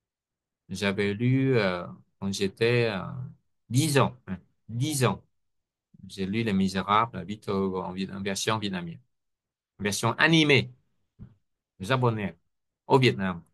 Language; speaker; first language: French; non-native, fluent; Vietnamese